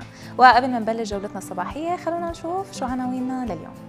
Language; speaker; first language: Arabic; native; Arabic